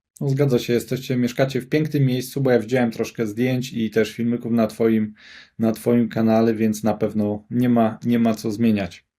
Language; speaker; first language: Polish; native; Polish